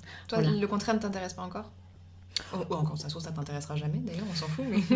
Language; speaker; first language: French; native; French